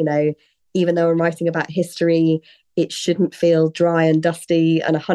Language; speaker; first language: English; native; English